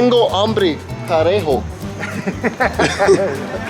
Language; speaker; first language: Spanish; non-native, learner; English